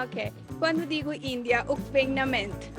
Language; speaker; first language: Portuguese; non-native, learner; Hindi